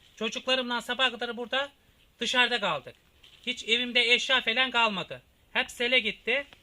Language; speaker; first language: Turkish; native; Turkish